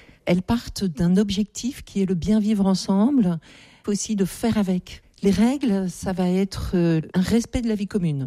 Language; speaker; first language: French; native; French